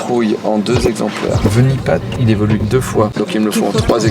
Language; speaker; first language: French; native; French